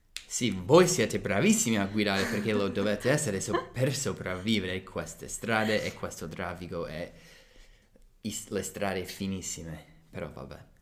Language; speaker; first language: Italian; non-native, fluent; English